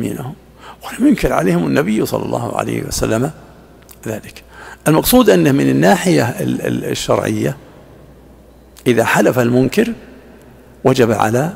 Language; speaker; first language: Arabic; native; Arabic